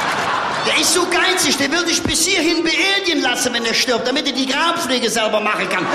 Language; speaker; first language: German; native; German